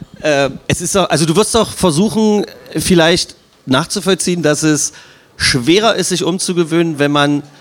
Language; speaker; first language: German; native; German